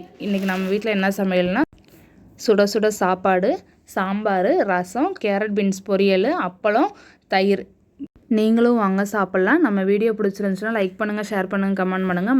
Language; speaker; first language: Tamil; native; Tamil